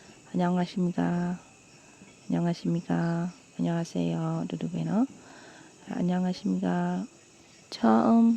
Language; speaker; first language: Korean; non-native, fluent; Burmese